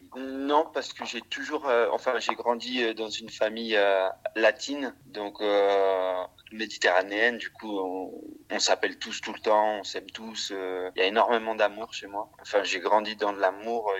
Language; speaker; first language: French; native; French